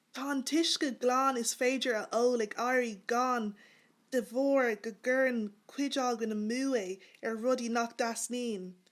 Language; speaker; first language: Irish; native; Irish